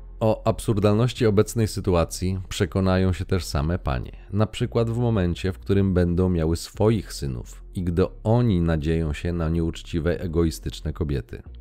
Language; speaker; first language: Polish; native; Polish